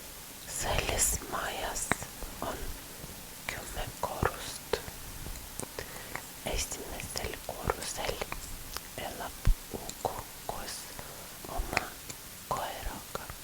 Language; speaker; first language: Estonian; non-native, learner; Russian